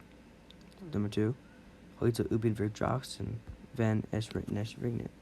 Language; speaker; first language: German; non-native, learner; English